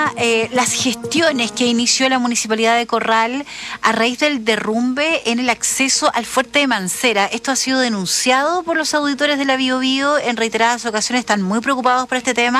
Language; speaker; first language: Spanish; native; Spanish